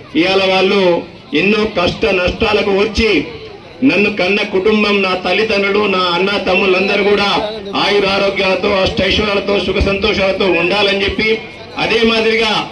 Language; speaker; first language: Telugu; native; Telugu